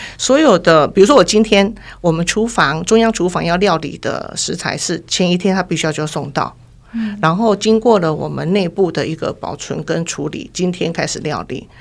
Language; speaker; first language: Chinese; native; Chinese